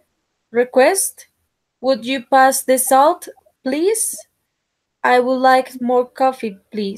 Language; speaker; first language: English; non-native, learner; Spanish